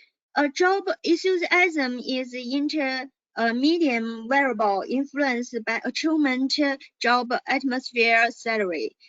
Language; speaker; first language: English; non-native, learner; Chinese